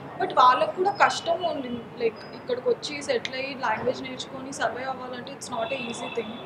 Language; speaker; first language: Telugu; non-native, local second language; Marathi